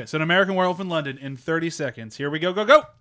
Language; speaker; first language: English; native; English